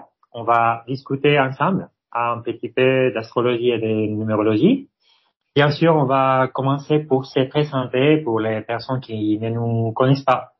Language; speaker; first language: French; non-native, fluent; Spanish